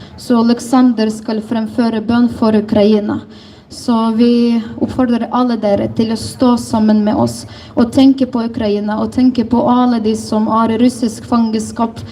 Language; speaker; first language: Norwegian; non-native, fluent; Ukrainian